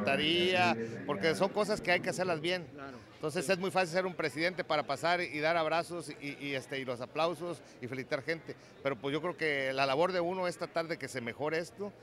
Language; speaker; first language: Spanish; native; Spanish